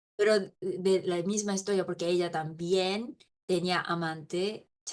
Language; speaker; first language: Spanish; non-native, local second language; Korean